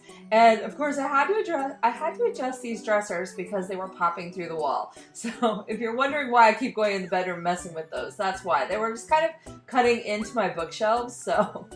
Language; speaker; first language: English; native; English